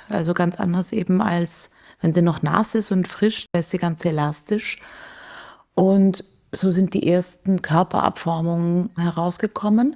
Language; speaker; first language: German; native; German